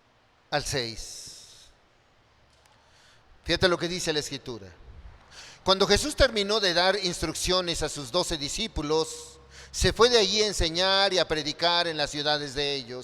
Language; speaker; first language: Spanish; native; Spanish